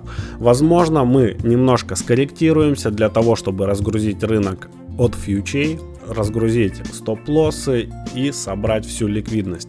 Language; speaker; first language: Russian; native; Russian